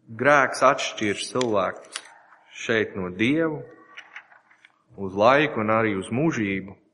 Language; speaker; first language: Latvian; non-native, learner; English